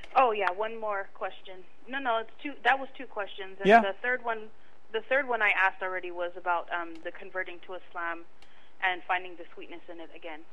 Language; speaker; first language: English; native; English